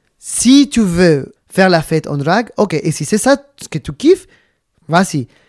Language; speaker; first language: French; non-native, fluent; Spanish